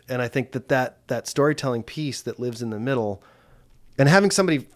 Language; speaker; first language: English; native; English